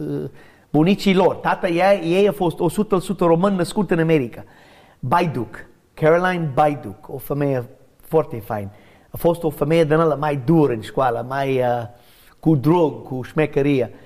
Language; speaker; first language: Romanian; non-native, learner; English